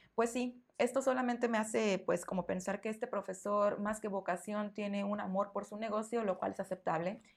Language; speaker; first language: Spanish; native; Spanish